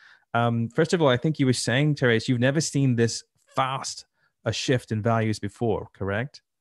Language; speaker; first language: English; native; English